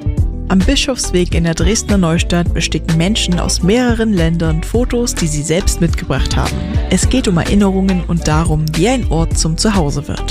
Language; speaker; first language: German; native; German